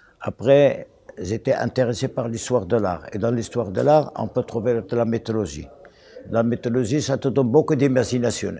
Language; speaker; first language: French; non-native, local second language; Arabic